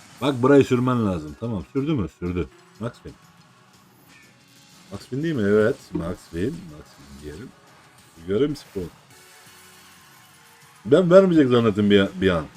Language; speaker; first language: Turkish; native; Turkish